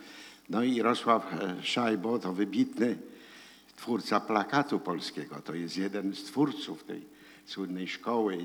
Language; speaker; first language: Polish; early bilingual, heritage; Polish